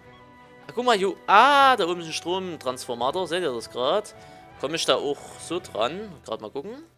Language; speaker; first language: German; native; German